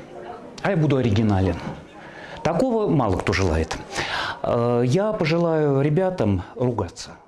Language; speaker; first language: Russian; native; Russian